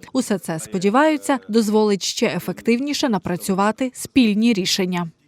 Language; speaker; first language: Ukrainian; native; Ukrainian